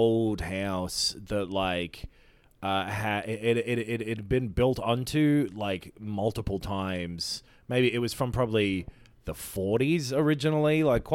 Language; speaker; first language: English; native; English